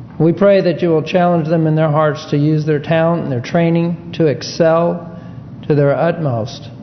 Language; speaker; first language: English; native; English